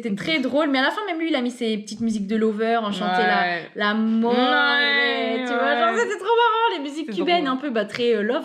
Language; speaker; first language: French; native; French